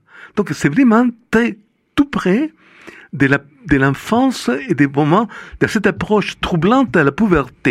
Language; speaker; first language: French; non-native, fluent; Spanish